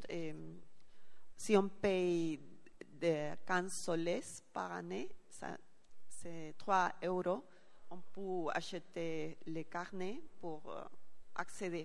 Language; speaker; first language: French; non-native, learner; Spanish